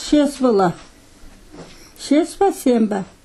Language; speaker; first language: Russian; non-native, local second language; Kazakh